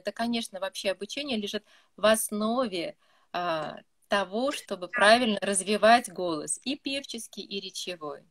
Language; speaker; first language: Russian; native; Russian